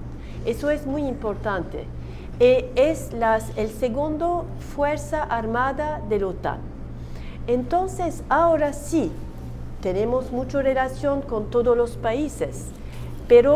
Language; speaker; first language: Spanish; non-native, learner; Turkish